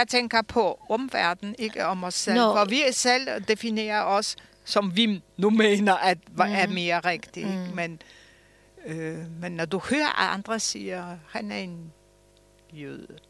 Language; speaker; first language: Danish; non-native, fluent; Polish